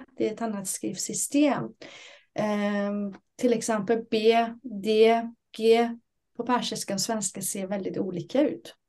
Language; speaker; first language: Swedish; non-native, fluent; Persian